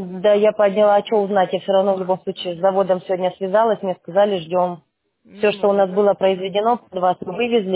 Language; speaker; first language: Russian; native; Russian